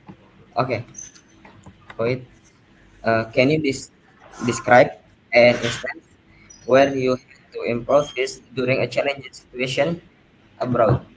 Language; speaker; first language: English; non-native, learner; Indonesian